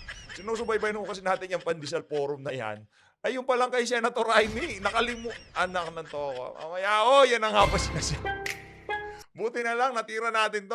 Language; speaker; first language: Filipino; native; Filipino